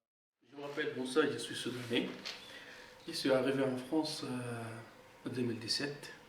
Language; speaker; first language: French; non-native, fluent; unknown